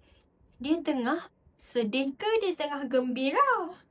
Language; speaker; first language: Malay; native; Malay